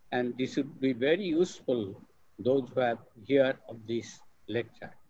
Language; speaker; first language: English; non-native, local second language; Bangla